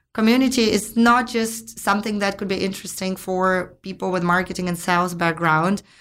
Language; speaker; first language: English; non-native, fluent; Ukrainian